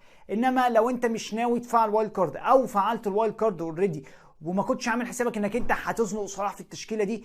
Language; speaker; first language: Arabic; native; Arabic